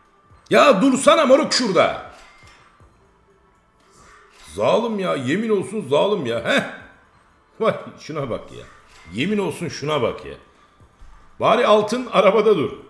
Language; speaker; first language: Turkish; native; Turkish